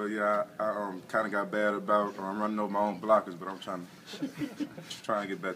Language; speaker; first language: English; native; English